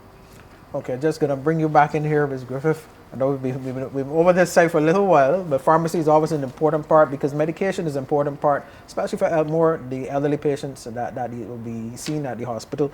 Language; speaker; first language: English; native; English